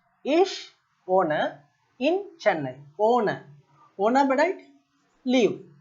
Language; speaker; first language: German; non-native, learner; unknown